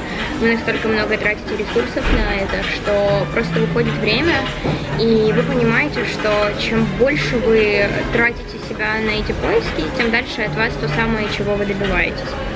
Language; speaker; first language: Russian; native; Russian